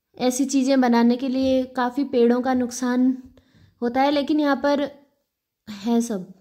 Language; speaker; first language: Hindi; native; Hindi